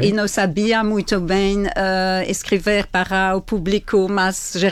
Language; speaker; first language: Portuguese; non-native, learner; French